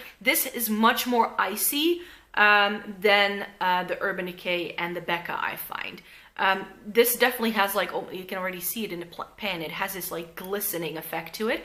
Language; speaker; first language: English; non-native, fluent; Dutch